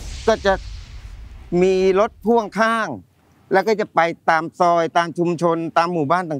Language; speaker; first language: Thai; native; Thai